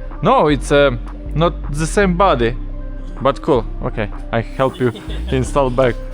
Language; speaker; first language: English; non-native, learner; Ukrainian